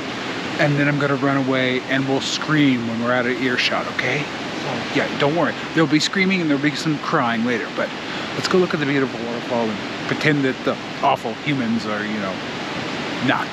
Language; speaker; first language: English; native; English